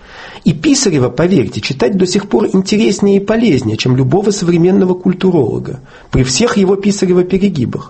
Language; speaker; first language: Russian; native; Russian